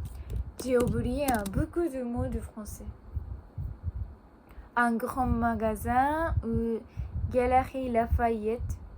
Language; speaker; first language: French; non-native, learner; Japanese